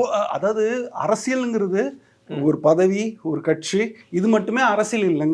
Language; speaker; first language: Tamil; native; Tamil